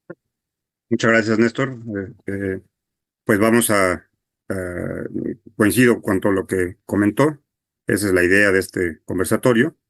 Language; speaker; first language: Spanish; native; Spanish